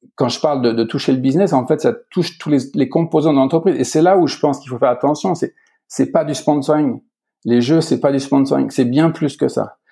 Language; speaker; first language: French; native; French